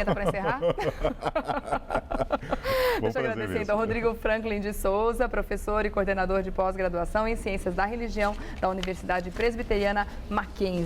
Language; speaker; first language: Portuguese; native; Portuguese